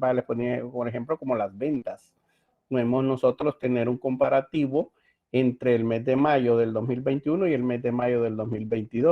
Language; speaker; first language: Spanish; native; Spanish